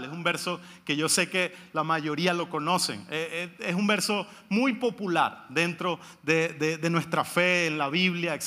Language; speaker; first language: Spanish; native; Spanish